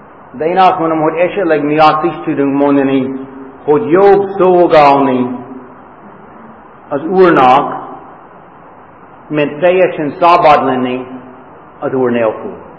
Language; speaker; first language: Hungarian; non-native, fluent; English